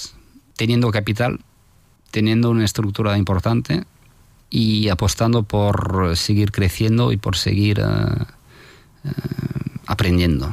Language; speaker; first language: Spanish; non-native, fluent; French